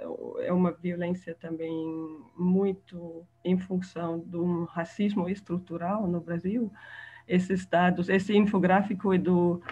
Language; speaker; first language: Portuguese; non-native, fluent; German